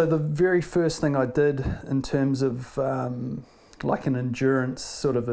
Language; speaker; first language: English; native; English